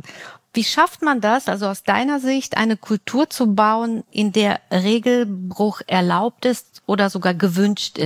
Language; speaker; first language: German; native; German